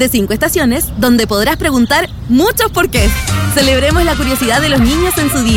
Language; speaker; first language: Spanish; native; Spanish